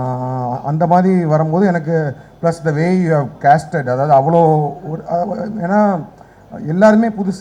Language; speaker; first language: Tamil; native; Tamil